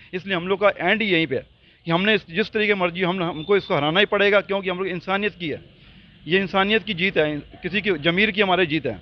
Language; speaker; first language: Hindi; non-native, local second language; Punjabi